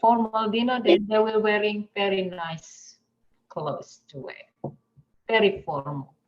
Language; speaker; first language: English; non-native, fluent; Indonesian